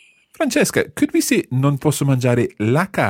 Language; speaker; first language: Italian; non-native, fluent; English